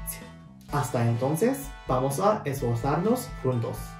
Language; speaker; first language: Spanish; non-native, learner; Japanese